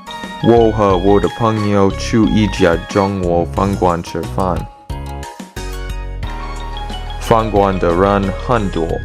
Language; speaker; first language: Chinese; non-native, learner; English